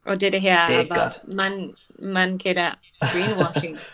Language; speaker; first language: Danish; non-native, learner; Spanish